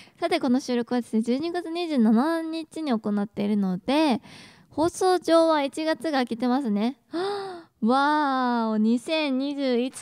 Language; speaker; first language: Japanese; native; Japanese